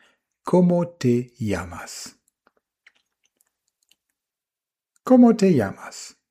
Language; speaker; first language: Spanish; non-native, fluent; German